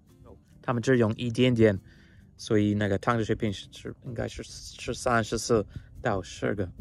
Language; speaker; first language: Chinese; non-native, fluent; English